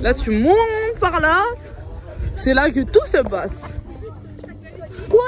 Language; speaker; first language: French; native; French